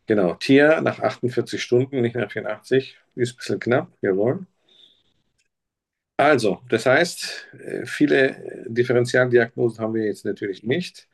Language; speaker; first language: German; native; German